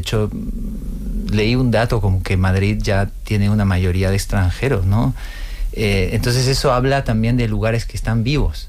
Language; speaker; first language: Spanish; non-native, fluent; French